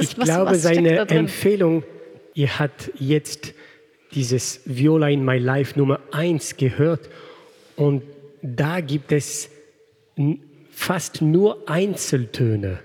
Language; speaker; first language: German; non-native, fluent; French